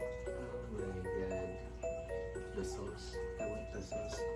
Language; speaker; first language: English; non-native, local second language; Filipino